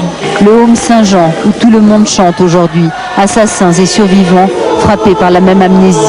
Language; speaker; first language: French; native; French